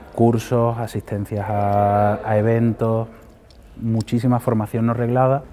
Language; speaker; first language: Spanish; native; Spanish